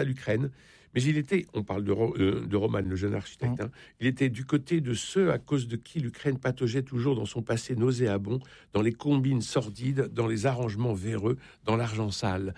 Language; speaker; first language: French; native; French